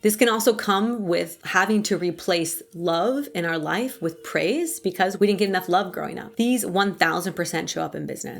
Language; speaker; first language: English; native; English